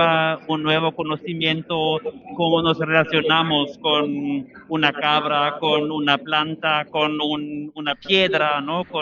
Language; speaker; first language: Spanish; non-native, fluent; German